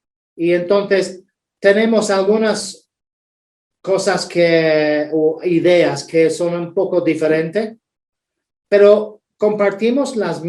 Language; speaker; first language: Spanish; non-native, fluent; English